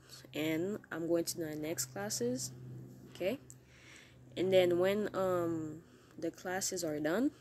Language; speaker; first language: English; non-native, learner; Haitian Creole